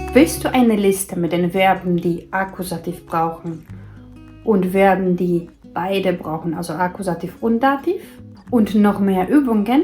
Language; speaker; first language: German; non-native, fluent; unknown